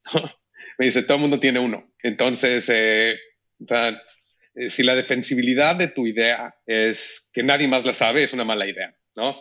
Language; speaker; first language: Spanish; native; Spanish